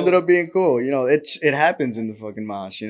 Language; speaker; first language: English; native; English